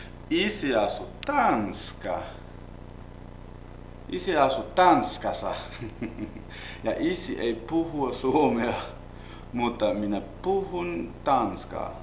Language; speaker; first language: Finnish; non-native, learner; Danish